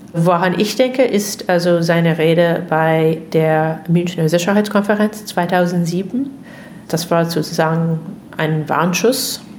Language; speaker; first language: German; non-native, fluent; English